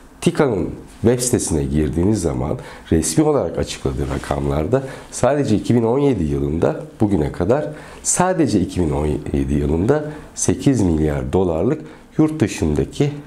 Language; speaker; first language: Turkish; native; Turkish